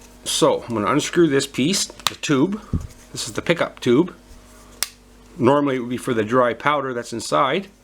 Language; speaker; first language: English; native; English